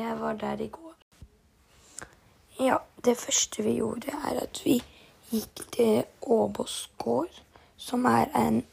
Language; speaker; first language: Norwegian; non-native, learner; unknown